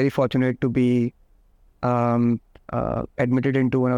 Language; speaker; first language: English; non-native, local second language; Hindi